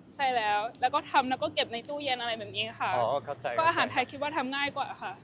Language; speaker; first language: Thai; native; Thai